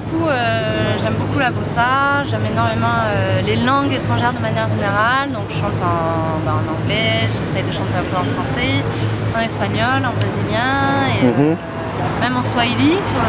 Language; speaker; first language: French; native; French